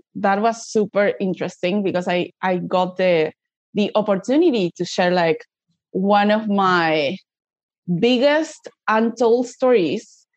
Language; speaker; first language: English; non-native, fluent; Spanish